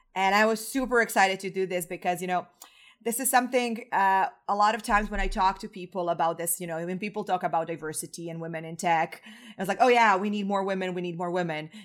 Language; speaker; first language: English; non-native, fluent; Croatian